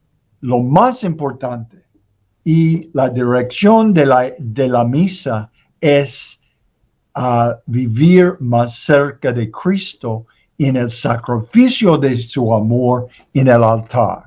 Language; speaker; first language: Spanish; non-native, learner; English